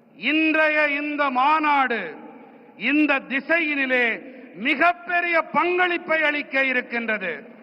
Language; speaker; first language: Tamil; native; Tamil